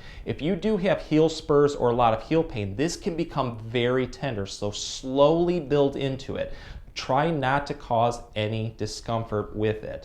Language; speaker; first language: English; native; English